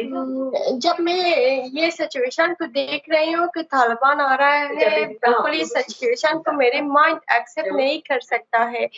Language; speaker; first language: Hindi; non-native, learner; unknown